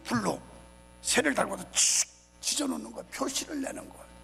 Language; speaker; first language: Korean; native; Korean